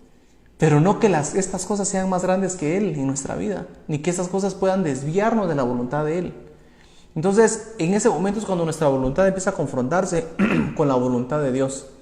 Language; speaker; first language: Spanish; native; Spanish